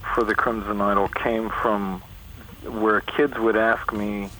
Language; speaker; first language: English; native; English